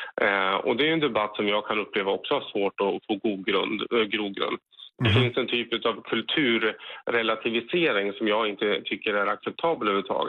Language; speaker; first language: Swedish; native; Swedish